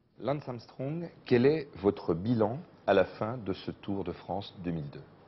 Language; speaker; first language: French; native; French